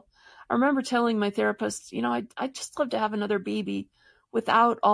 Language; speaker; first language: English; native; English